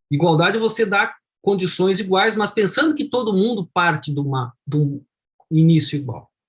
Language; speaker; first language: Portuguese; native; Portuguese